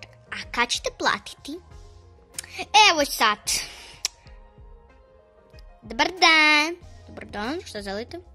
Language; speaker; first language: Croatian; early bilingual, other home language; Russian